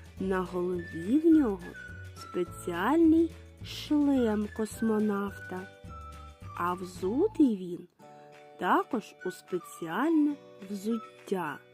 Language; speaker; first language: Ukrainian; native; Ukrainian